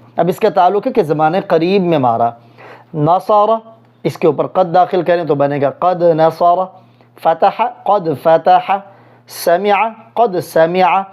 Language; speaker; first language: Urdu; non-native, local second language; Punjabi